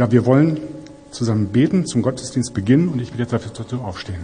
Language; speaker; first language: German; native; German